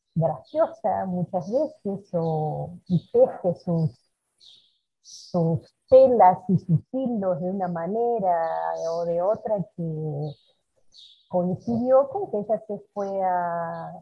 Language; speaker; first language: Spanish; native; Spanish